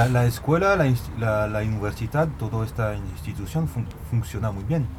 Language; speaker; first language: Spanish; non-native, learner; French